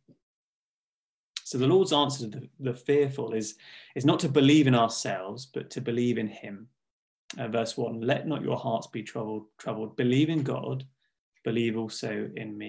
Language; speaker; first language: English; native; English